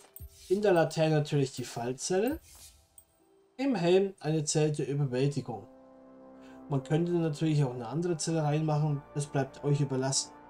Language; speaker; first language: German; native; German